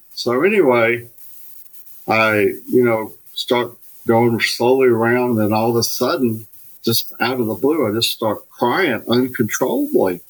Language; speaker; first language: English; native; English